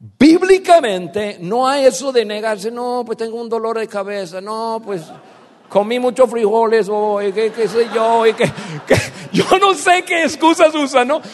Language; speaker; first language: Spanish; non-native, fluent; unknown